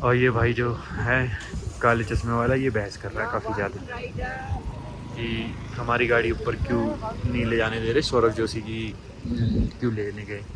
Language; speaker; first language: Hindi; native; Hindi